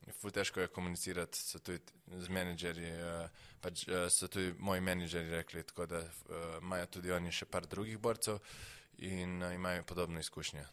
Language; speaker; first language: Slovenian; native; Slovenian